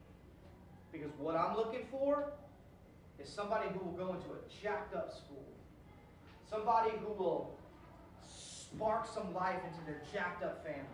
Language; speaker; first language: English; native; English